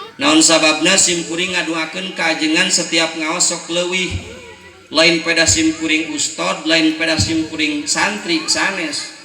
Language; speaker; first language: Sundanese; native; Sundanese